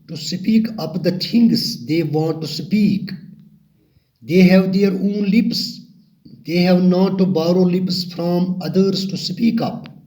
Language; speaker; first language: English; non-native, local second language; Urdu